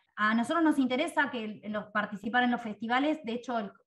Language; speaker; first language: Spanish; native; Spanish